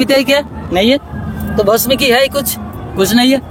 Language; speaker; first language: Hindi; non-native, local second language; Bangla